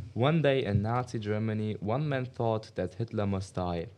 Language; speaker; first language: English; non-native, learner; German